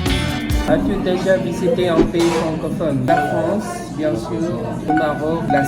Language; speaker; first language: French; non-native, fluent; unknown